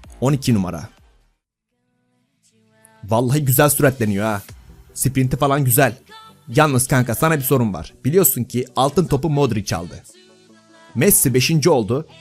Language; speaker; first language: Turkish; native; Turkish